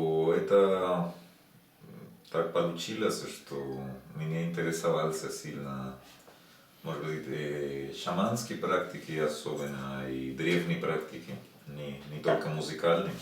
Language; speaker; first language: Russian; non-native, learner; Spanish